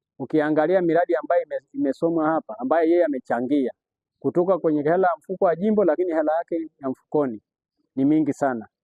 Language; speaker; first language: Swahili; native; Swahili